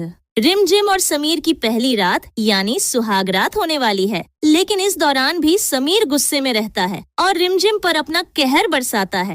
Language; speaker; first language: Hindi; native; Hindi